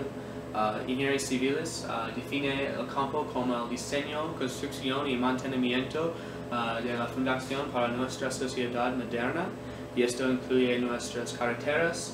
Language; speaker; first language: Spanish; non-native, learner; English